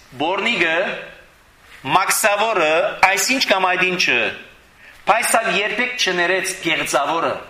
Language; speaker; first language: Armenian; early bilingual, heritage; Armenian